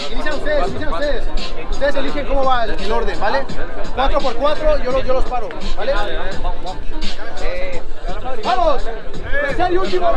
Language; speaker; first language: Spanish; native; Spanish